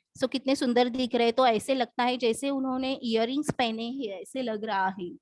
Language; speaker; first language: Hindi; non-native, local second language; Marathi